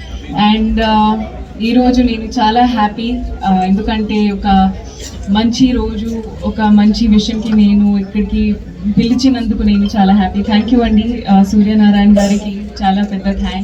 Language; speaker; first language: Telugu; non-native, learner; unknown